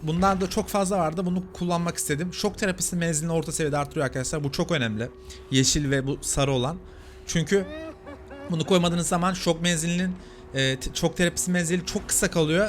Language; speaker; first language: Turkish; native; Turkish